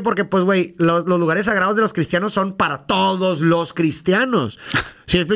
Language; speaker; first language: Spanish; native; Spanish